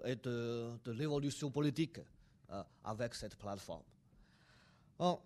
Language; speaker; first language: French; non-native, fluent; Chinese